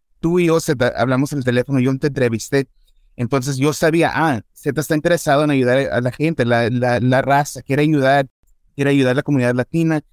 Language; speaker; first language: Spanish; early bilingual, heritage; Spanish